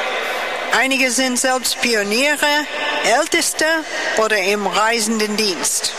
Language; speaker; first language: German; non-native, fluent; English